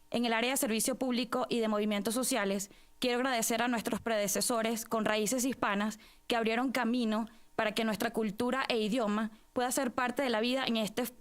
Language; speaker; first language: English; non-native, fluent; Spanish